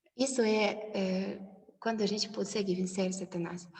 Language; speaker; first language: Portuguese; non-native, learner; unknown